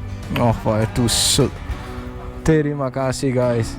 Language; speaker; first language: Indonesian; non-native, learner; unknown